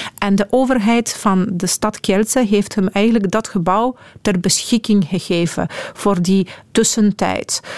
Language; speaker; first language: Dutch; non-native, fluent; Polish